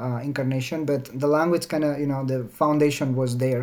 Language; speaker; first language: English; non-native, fluent; Spanish